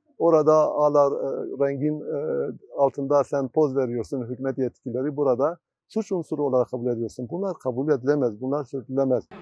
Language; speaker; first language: Turkish; non-native, local second language; Kurdish